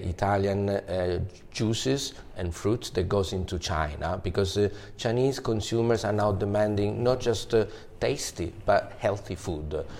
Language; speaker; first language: English; non-native, fluent; Italian